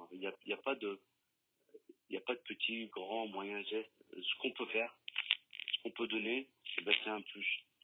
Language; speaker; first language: French; native; French